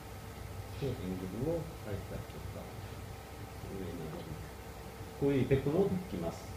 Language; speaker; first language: Japanese; non-native, fluent; Korean